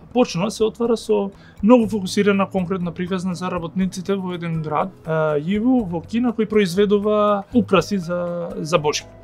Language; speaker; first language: Macedonian; native; Macedonian